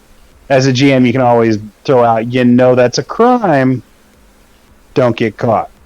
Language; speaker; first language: English; native; English